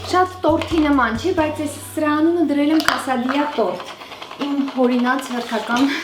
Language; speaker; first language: Armenian; native; Armenian